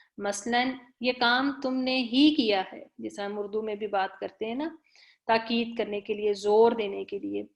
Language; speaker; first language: Urdu; native; Urdu